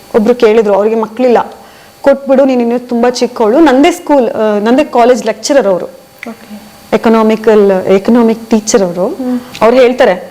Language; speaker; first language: Kannada; native; Kannada